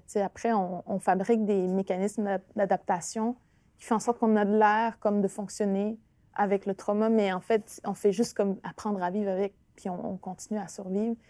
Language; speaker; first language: French; non-native, local second language; Innu-aimun